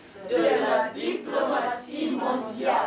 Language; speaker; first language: French; non-native, learner; Russian